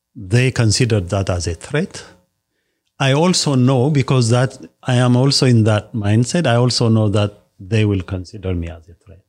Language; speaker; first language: English; non-native, fluent; Amharic